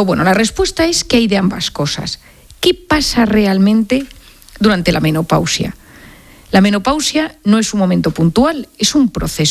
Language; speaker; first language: Spanish; native; Spanish